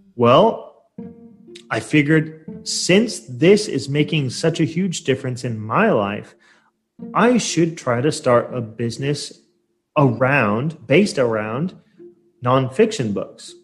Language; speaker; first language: English; native; English